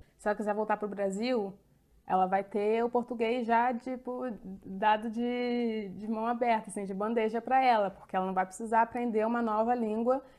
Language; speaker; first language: Portuguese; native; Portuguese